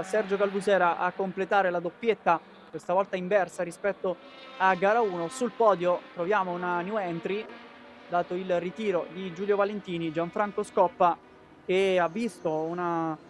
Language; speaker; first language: Italian; native; Italian